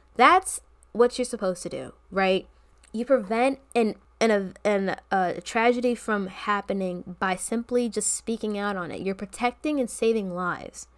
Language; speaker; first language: English; native; English